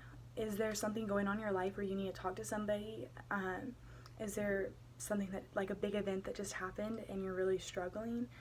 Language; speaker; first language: English; native; English